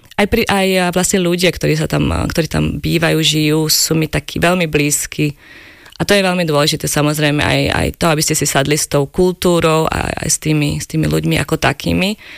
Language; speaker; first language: Slovak; native; Slovak